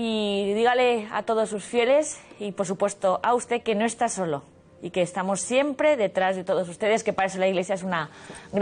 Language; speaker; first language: Spanish; native; Spanish